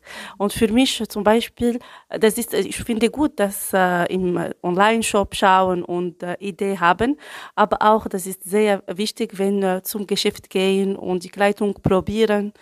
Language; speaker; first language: German; non-native, learner; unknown